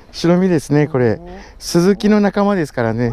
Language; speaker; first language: Japanese; native; Japanese